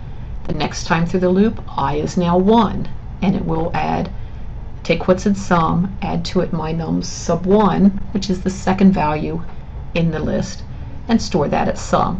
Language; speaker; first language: English; native; English